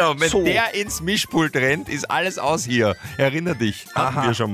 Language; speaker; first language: German; native; German